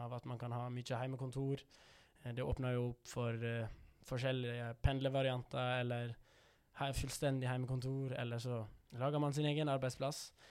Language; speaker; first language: Norwegian; early bilingual, other home language; Dutch